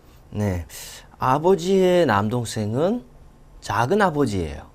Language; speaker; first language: Korean; non-native, learner; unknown